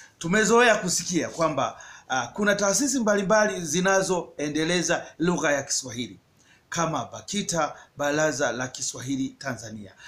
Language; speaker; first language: Swahili; native; Swahili